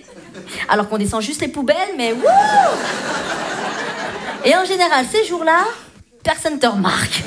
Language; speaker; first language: French; native; French